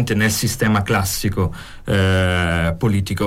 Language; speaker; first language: Italian; native; Italian